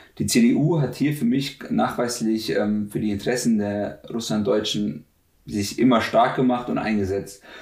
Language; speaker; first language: German; native; German